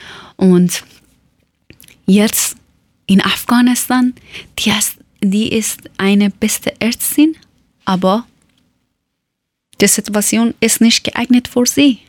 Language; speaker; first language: German; non-native, learner; Persian